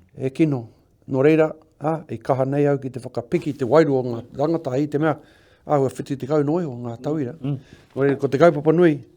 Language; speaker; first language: Māori; non-native, local second language; English